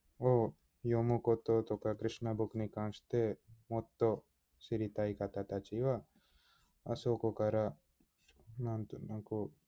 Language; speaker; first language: Japanese; non-native, fluent; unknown